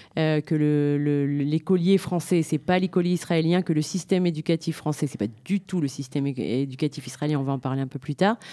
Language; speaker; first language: French; native; French